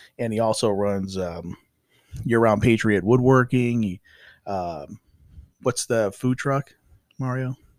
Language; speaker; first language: English; native; English